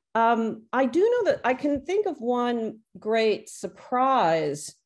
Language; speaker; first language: English; native; English